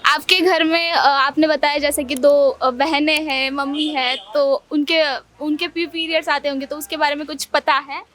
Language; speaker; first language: Hindi; non-native, local second language; Marathi